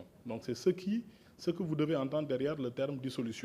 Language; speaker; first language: French; non-native, local second language; Wolof